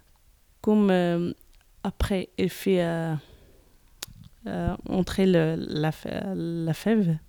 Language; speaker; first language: French; non-native, learner; Arabic